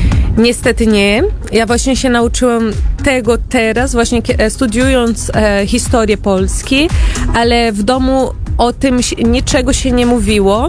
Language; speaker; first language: Polish; non-native, fluent; Portuguese